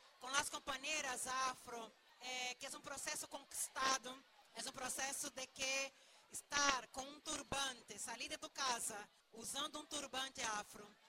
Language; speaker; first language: Spanish; non-native, fluent; Portuguese